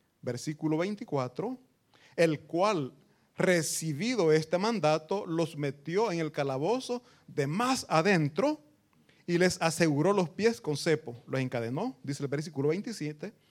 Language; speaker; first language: Spanish; native; Spanish